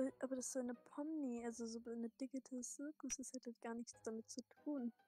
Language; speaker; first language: German; native; German